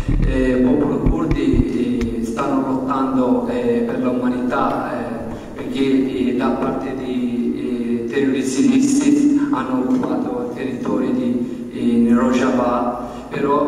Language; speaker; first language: Italian; non-native, learner; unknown